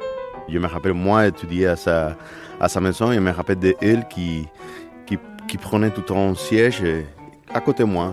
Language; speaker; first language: French; non-native, fluent; Spanish